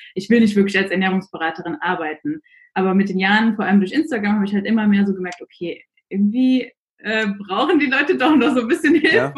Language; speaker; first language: German; native; German